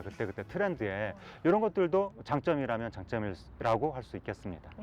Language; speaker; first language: Korean; native; Korean